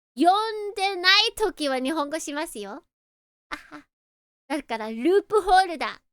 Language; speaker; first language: Japanese; non-native, learner; English